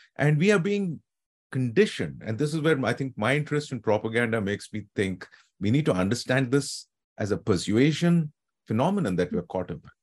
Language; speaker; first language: English; non-native, local second language; Telugu